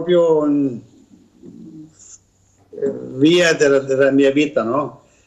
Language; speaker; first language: Italian; non-native, learner; Danish